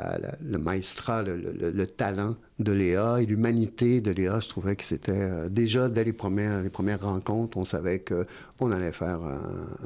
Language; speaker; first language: French; native; French